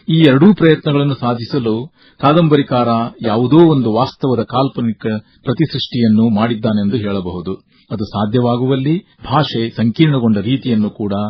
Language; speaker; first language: Kannada; native; Kannada